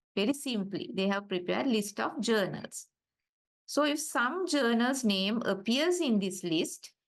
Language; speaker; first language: English; non-native, local second language; Sinhala